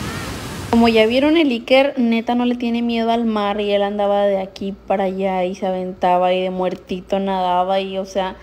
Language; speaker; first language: Spanish; native; Spanish